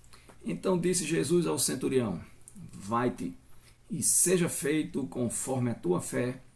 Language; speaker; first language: Portuguese; native; Portuguese